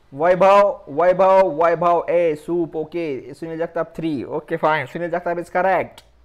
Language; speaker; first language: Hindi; non-native, local second language; Marathi